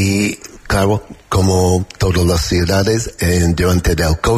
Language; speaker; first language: Spanish; non-native, learner; English